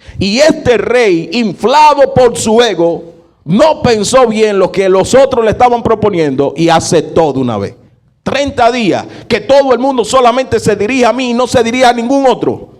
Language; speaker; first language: Spanish; native; Spanish